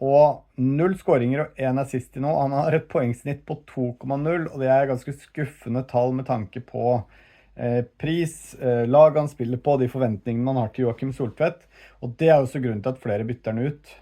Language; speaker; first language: Norwegian; native; Norwegian